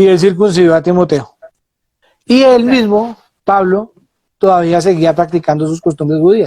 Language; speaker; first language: Spanish; native; Spanish